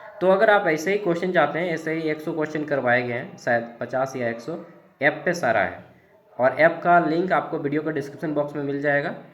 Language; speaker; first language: Hindi; native; Hindi